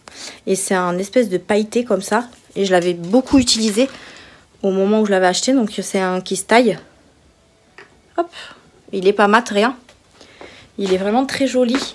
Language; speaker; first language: French; native; French